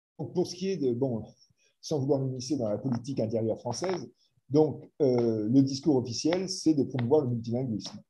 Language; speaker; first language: French; native; French